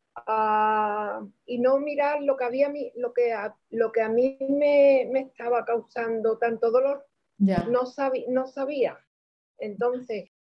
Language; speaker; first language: Spanish; native; Spanish